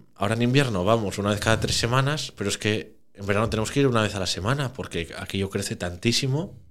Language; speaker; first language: Spanish; native; Spanish